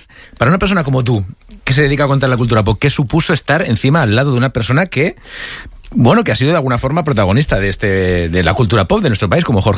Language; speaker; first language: Spanish; native; Spanish